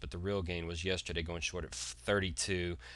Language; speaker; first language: English; native; English